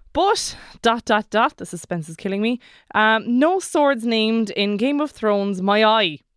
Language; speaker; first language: English; native; English